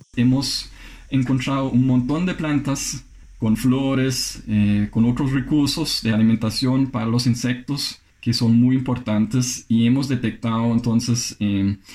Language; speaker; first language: Spanish; non-native, fluent; German